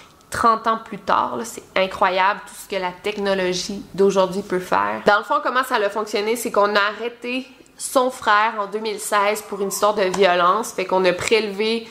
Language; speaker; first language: French; native; French